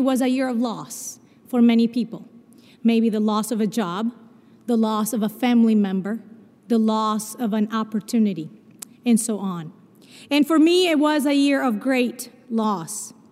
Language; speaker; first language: English; non-native, fluent; Spanish